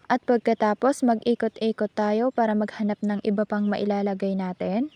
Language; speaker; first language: Filipino; non-native, local second language; Maranao